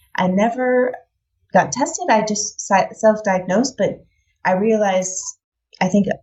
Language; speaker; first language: English; native; English